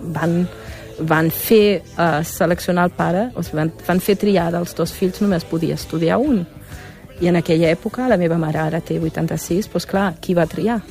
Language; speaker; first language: Catalan; non-native, fluent; German